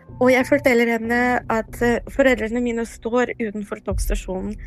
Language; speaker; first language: Norwegian; non-native, fluent; Ukrainian